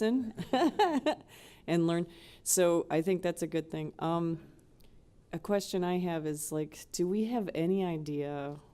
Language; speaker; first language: English; native; English